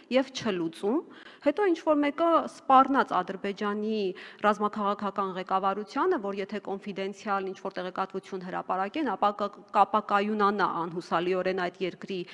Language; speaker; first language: Armenian; native; Armenian